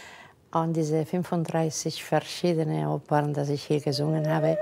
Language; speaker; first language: German; non-native, fluent; Catalan